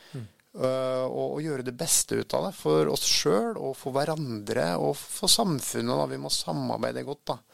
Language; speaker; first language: Norwegian; early bilingual, other home language; Swedish